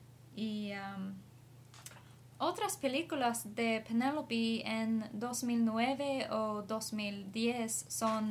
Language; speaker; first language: Spanish; non-native, learner; English